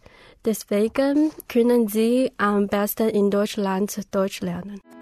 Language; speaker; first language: German; non-native, learner; Chinese